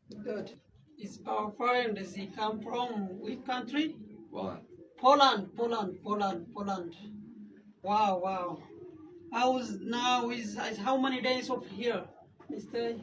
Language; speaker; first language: English; non-native, learner; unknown